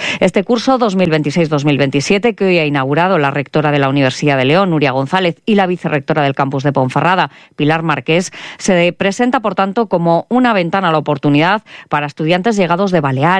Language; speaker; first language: Spanish; native; Spanish